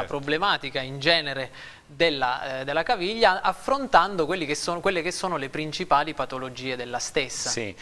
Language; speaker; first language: Italian; native; Italian